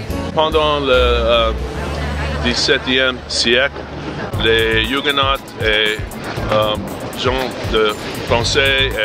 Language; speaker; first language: French; non-native, learner; English